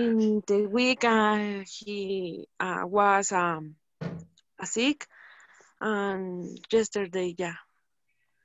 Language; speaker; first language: English; non-native, learner; Spanish